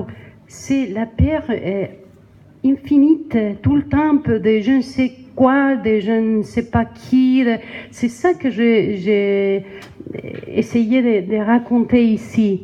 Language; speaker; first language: French; non-native, learner; Spanish